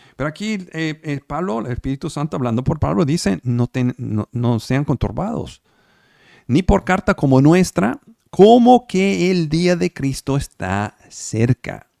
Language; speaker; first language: Spanish; non-native, fluent; Italian